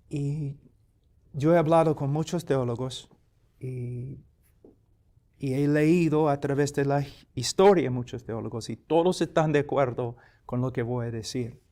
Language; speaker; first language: Spanish; non-native, fluent; English